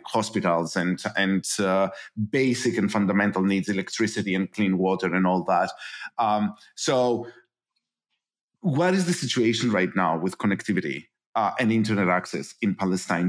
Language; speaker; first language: English; non-native, fluent; Greek